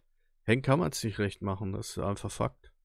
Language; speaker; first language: German; native; German